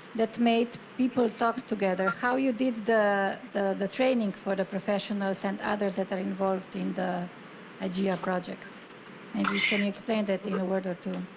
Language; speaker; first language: English; non-native, fluent; Slovenian